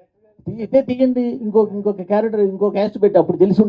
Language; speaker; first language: Telugu; native; Telugu